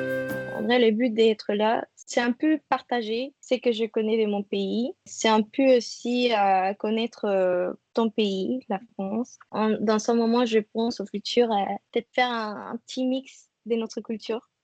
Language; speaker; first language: French; non-native, fluent; Spanish